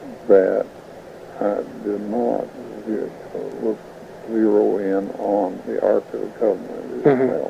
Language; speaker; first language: English; native; English